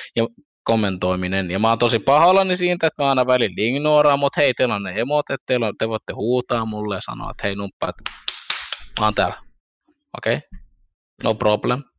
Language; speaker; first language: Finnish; early bilingual, other home language; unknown